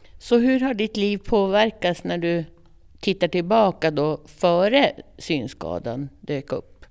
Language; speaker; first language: Swedish; native; Swedish